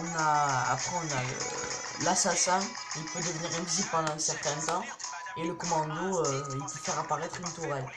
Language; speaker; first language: French; native; French